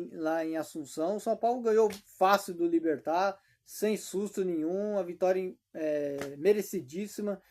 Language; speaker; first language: Portuguese; native; Portuguese